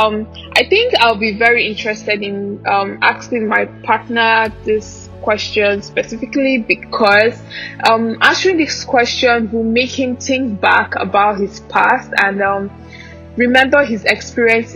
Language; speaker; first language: English; non-native, local second language; Igbo